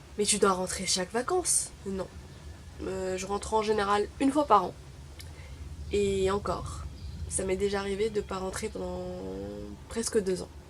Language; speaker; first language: French; non-native, local second language; Arabic